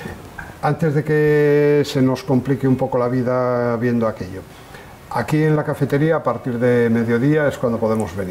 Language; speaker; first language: Spanish; native; Spanish